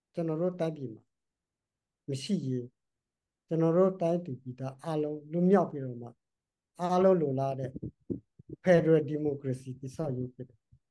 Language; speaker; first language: Burmese; non-native, local second language; Karen languages